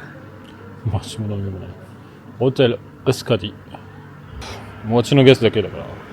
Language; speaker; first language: Japanese; non-native, fluent; French